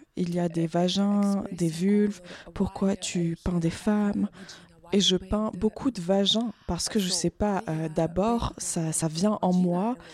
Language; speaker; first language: French; non-native, fluent; Ukrainian